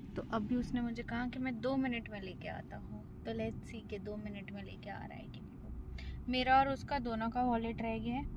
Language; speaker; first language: Hindi; non-native, local second language; Gujarati